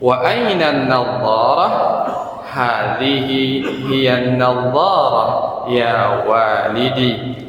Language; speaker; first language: Arabic; non-native, fluent; Indonesian